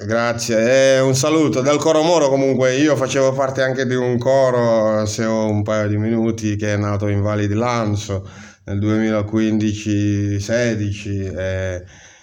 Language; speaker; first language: Italian; non-native, fluent; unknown